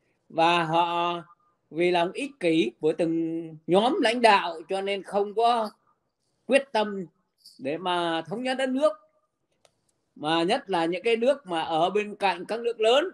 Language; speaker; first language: Vietnamese; native; Vietnamese